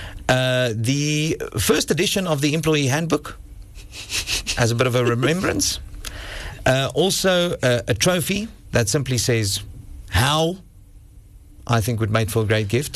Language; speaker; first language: English; non-native, local second language; Afrikaans